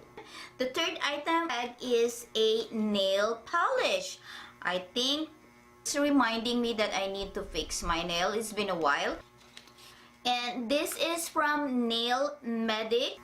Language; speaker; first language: English; non-native, fluent; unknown